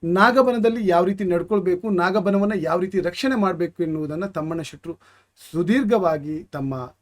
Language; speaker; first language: Kannada; native; Kannada